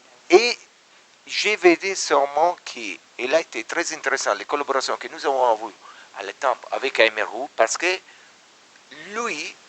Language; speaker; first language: French; non-native, learner; Italian